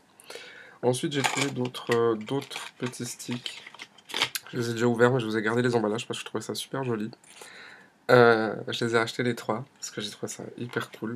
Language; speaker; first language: French; native; French